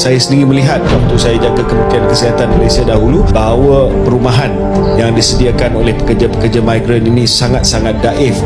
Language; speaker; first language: Malay; native; Malay